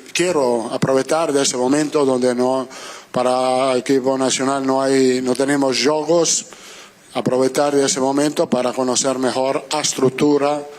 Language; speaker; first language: Spanish; non-native, fluent; Italian